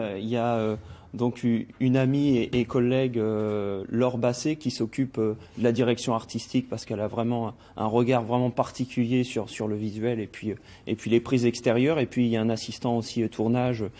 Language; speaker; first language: French; native; French